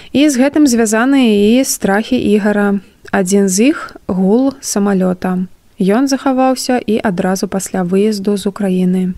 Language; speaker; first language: Belarusian; native; Belarusian